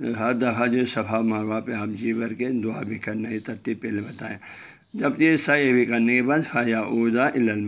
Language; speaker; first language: Urdu; non-native, local second language; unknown